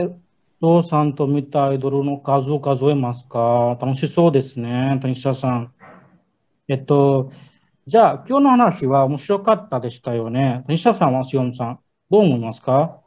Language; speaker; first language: Japanese; non-native, learner; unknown